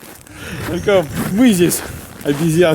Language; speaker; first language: Russian; native; Russian